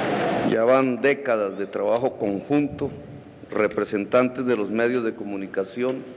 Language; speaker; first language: Spanish; native; Spanish